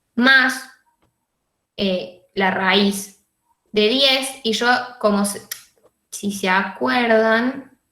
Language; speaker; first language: Spanish; native; Spanish